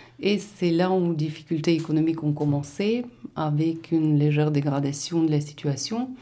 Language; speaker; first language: French; non-native, fluent; Russian